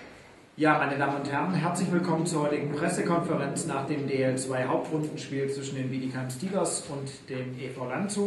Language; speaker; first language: German; native; German